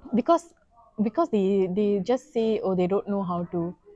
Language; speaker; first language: English; non-native, local second language; Tamil